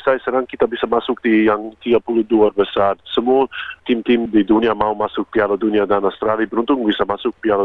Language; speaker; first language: Indonesian; non-native, fluent; Croatian